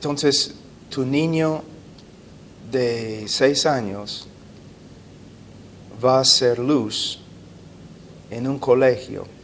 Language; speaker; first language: Spanish; non-native, fluent; English